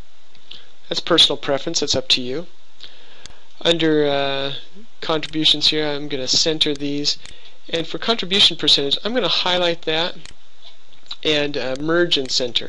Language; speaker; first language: English; native; English